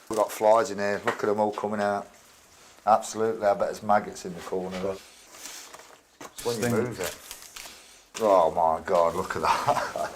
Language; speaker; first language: English; native; English